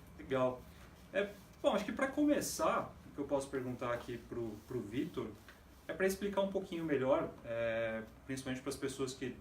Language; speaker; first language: Portuguese; native; Portuguese